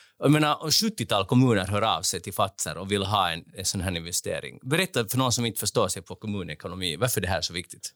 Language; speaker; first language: Swedish; native; Swedish